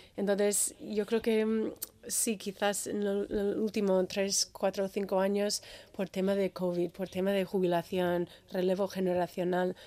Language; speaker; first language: Spanish; non-native, fluent; English